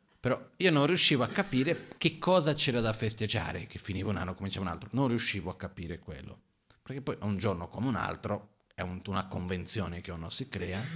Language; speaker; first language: Italian; non-native, fluent; Portuguese